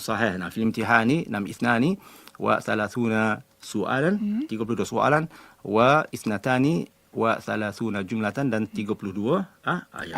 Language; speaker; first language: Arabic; non-native, fluent; Malay